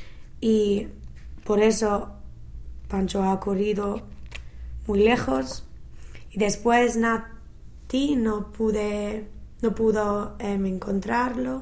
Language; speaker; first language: Spanish; non-native, fluent; English